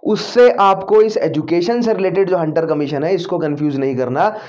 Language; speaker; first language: Hindi; native; Hindi